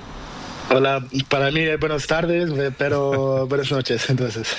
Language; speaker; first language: Spanish; non-native, learner; Portuguese